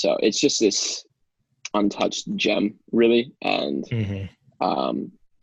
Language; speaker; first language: English; native; English